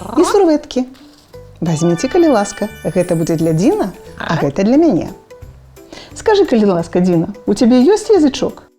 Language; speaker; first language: Belarusian; non-native, local second language; Russian